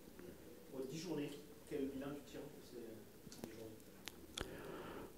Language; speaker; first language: French; native; French